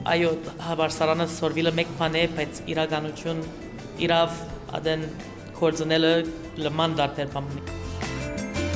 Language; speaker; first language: Armenian; early bilingual, heritage; Armenian